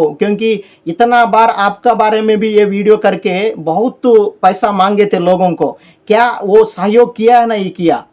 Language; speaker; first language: Hindi; non-native, local second language; Telugu